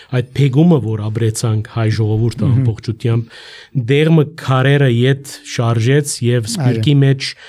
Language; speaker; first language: Armenian; early bilingual, heritage; Armenian